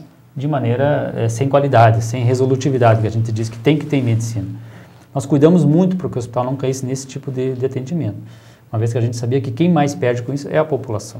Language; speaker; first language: Portuguese; native; Portuguese